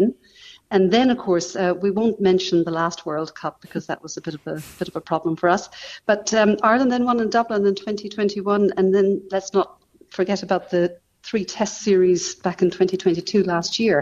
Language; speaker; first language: English; native; English